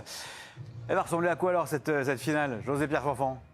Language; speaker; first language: French; native; French